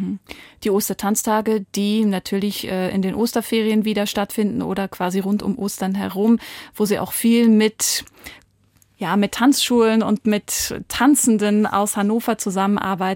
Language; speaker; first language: German; native; German